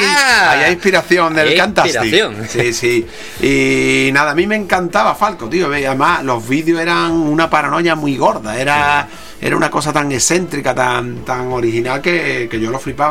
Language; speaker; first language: Spanish; native; Spanish